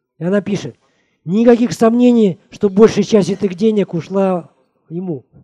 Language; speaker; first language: Russian; native; Russian